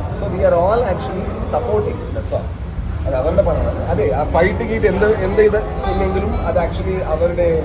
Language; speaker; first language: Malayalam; non-native, local second language; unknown